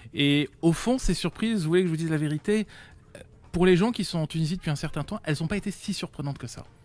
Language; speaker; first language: French; native; French